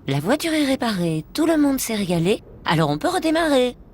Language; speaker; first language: French; native; French